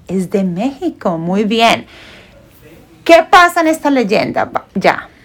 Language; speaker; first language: Spanish; non-native, fluent; English